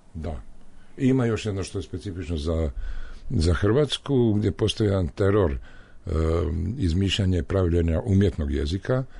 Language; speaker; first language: Croatian; native; Croatian